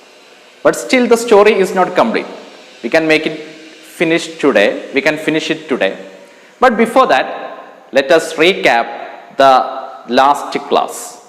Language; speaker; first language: English; non-native, local second language; Malayalam